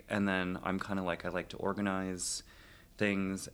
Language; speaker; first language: English; native; English